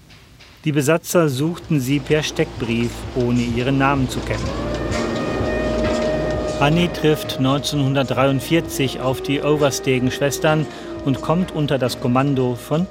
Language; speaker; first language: German; native; German